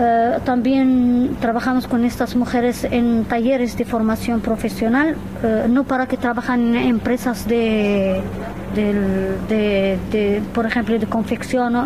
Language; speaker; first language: Spanish; non-native, fluent; Arabic